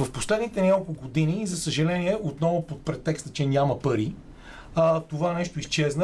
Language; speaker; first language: Bulgarian; native; Bulgarian